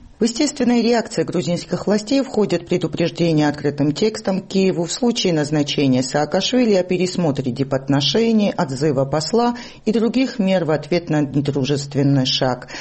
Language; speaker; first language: Russian; non-native, local second language; Georgian